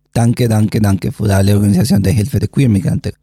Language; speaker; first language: German; non-native, learner; Spanish